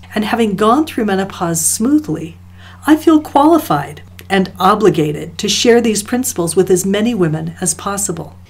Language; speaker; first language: English; native; English